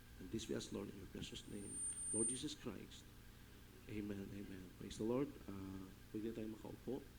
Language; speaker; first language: Filipino; non-native, local second language; Hiligaynon